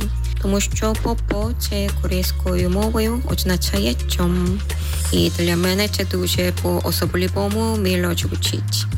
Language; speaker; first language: Ukrainian; non-native, learner; Korean